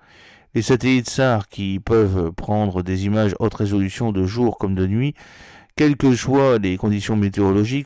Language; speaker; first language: French; native; French